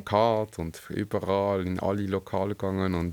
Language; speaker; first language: German; native; German